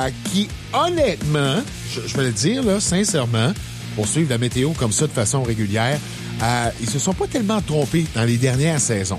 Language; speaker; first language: French; native; French